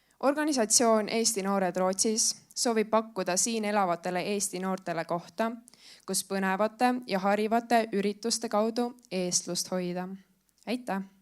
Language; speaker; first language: Estonian; early bilingual, heritage; Estonian